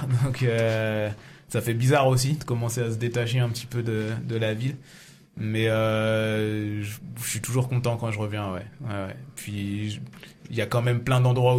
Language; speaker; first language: French; native; French